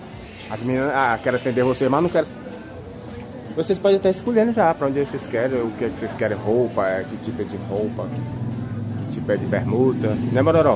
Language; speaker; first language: Portuguese; native; Portuguese